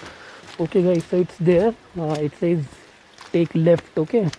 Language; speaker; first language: English; non-native, local second language; Hindi